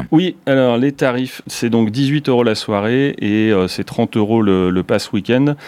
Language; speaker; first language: French; native; French